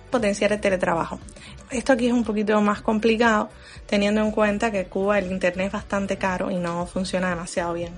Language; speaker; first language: Spanish; native; Spanish